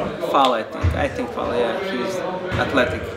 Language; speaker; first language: English; non-native, learner; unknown